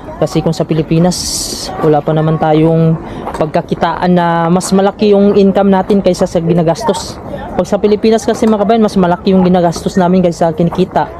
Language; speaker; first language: Filipino; non-native, local second language; Cebuano